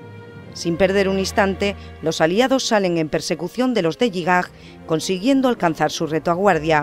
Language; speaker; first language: Spanish; native; Spanish